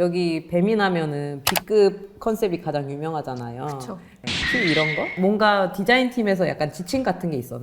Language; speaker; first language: Korean; native; Korean